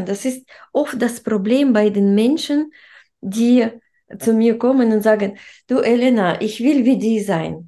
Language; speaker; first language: German; non-native, fluent; Russian